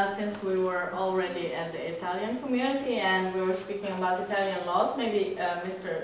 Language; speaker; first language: English; non-native, fluent; Slovenian